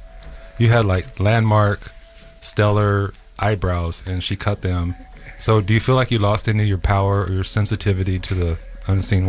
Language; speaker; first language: English; native; English